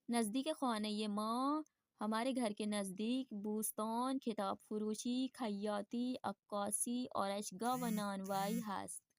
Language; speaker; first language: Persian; non-native, fluent; Urdu